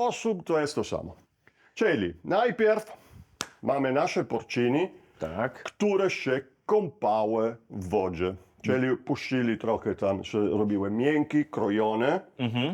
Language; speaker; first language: Polish; non-native, learner; Italian